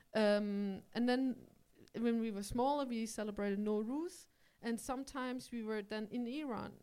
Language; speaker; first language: English; early bilingual, heritage; English